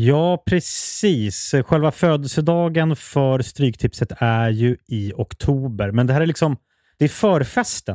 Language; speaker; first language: Swedish; native; Swedish